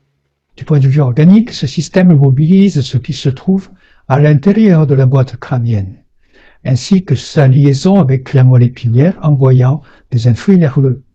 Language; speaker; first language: French; native; French